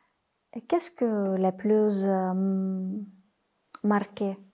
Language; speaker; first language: French; non-native, fluent; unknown